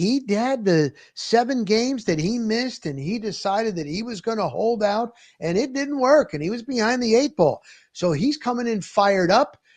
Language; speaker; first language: English; native; English